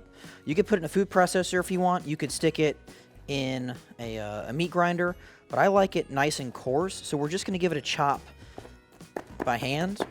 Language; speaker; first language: English; native; English